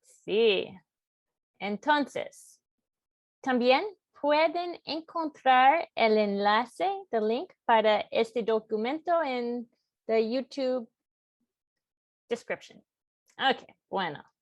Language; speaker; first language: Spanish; non-native, fluent; English